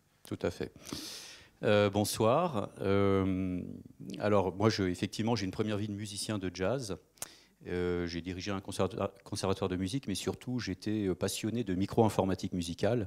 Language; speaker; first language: French; native; French